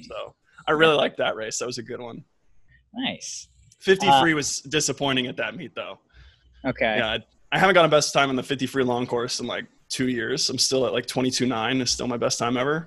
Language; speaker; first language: English; native; English